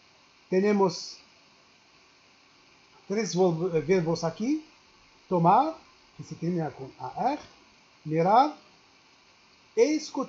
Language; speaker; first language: Spanish; non-native, learner; Arabic